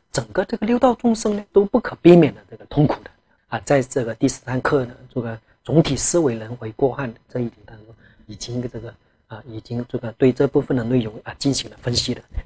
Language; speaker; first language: Chinese; non-native, local second language; Tibetan